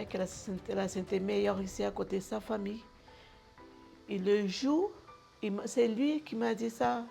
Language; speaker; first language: French; non-native, learner; Portuguese